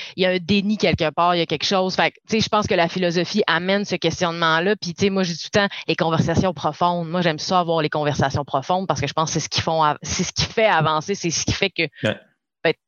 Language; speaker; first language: French; native; French